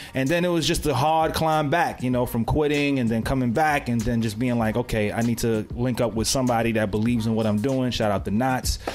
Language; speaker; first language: English; native; English